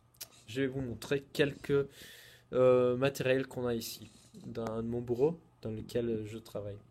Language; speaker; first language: French; non-native, fluent; Spanish